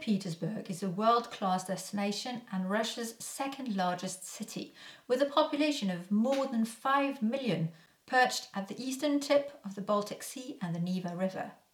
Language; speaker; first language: English; non-native, fluent; French